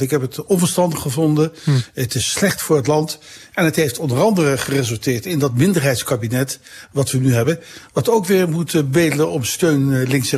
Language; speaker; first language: Dutch; native; Dutch